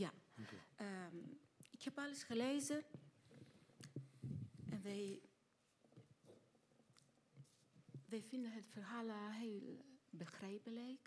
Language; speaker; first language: Dutch; non-native, learner; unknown